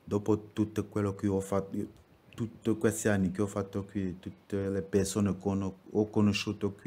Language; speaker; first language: Italian; non-native, fluent; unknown